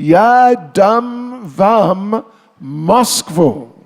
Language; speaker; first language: Russian; non-native, learner; English